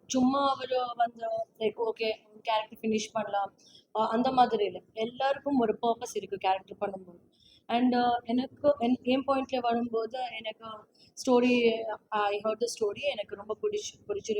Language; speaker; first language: Tamil; non-native, fluent; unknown